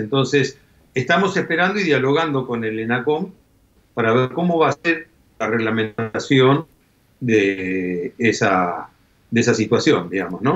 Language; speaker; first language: Spanish; native; Spanish